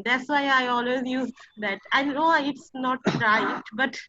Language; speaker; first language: English; non-native, learner; Bangla